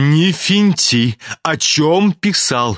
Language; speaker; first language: Russian; native; Russian